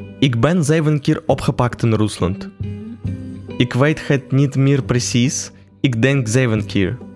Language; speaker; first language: Dutch; non-native, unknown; Russian